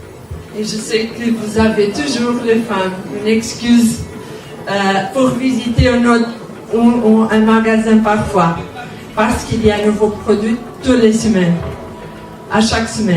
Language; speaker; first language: French; non-native, learner; Portuguese